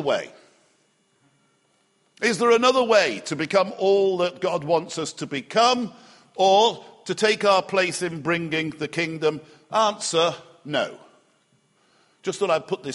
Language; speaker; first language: English; native; English